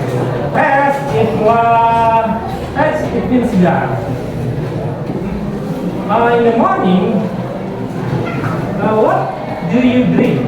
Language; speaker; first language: English; non-native, learner; Indonesian